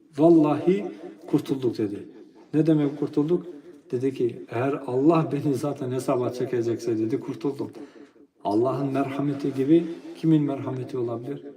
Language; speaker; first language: Turkish; non-native, fluent; Albanian